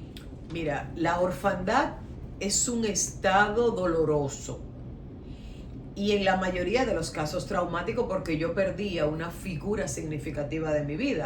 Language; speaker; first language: Spanish; native; Spanish